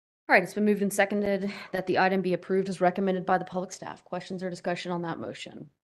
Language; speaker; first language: English; native; English